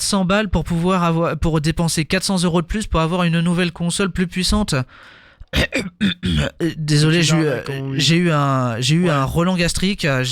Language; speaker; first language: French; native; French